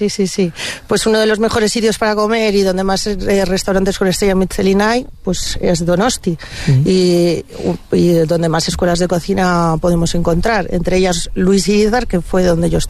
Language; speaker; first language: Spanish; native; Spanish